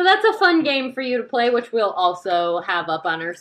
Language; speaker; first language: English; native; English